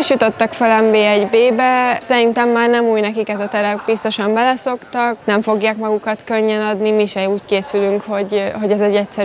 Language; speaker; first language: Hungarian; native; Hungarian